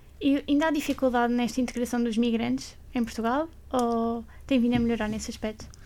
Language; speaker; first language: Portuguese; native; Portuguese